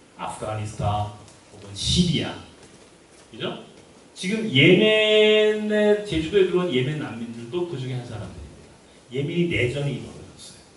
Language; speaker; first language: Korean; native; Korean